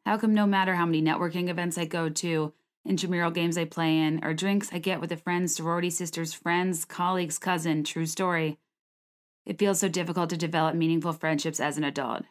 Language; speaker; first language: English; native; English